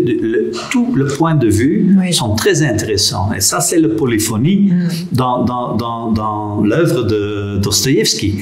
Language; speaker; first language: French; non-native, local second language; Dutch